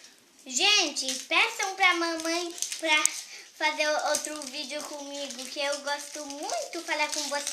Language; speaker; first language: Portuguese; early bilingual, heritage; Portuguese